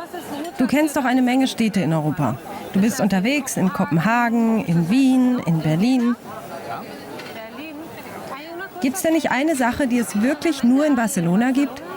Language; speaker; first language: German; native; German